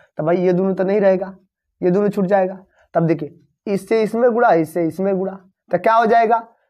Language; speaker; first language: Hindi; native; Hindi